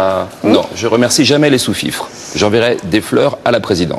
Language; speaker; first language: French; native; French